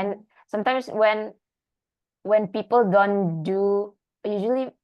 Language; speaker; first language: English; non-native, learner; Indonesian